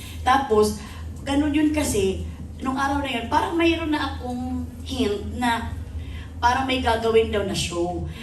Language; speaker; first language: Filipino; non-native, local second language; Cebuano